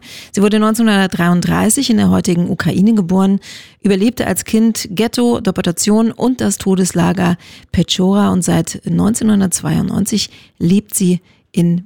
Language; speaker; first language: German; native; German